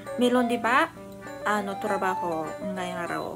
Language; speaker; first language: Filipino; non-native, learner; Japanese